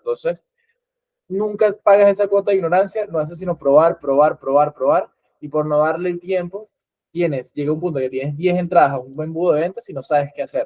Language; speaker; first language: Spanish; native; Spanish